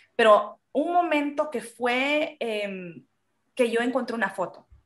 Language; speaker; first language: Spanish; native; Spanish